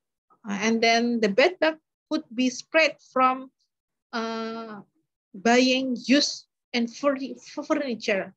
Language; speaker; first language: English; non-native, learner; Indonesian